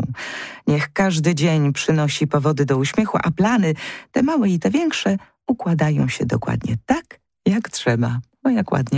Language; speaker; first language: Polish; native; Polish